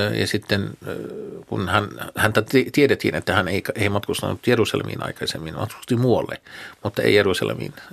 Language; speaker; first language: Finnish; non-native, fluent; Arabic